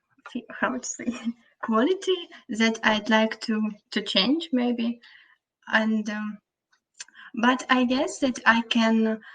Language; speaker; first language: English; non-native, fluent; Russian